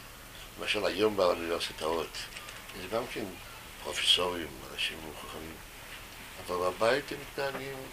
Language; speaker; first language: Hebrew; non-native, fluent; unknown